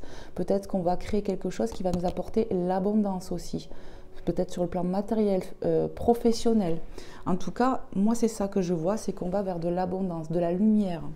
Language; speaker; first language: French; native; French